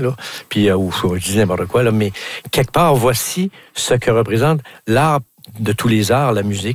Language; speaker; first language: French; native; French